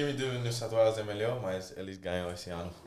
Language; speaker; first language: Portuguese; early bilingual, heritage; English